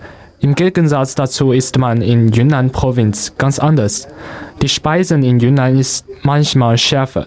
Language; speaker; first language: German; non-native, learner; Chinese